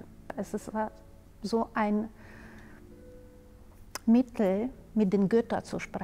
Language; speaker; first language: German; non-native, fluent; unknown